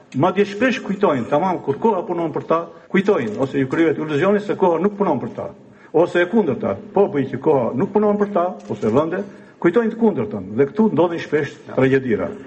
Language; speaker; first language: Albanian; native; Albanian